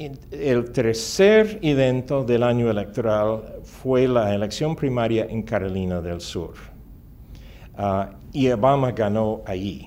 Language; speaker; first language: Spanish; non-native, fluent; English